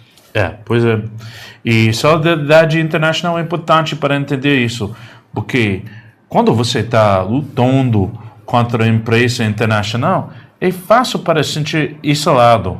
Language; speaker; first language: Portuguese; non-native, learner; English